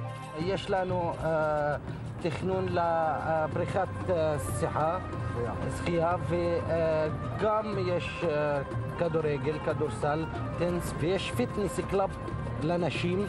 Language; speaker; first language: Hebrew; non-native, local second language; Arabic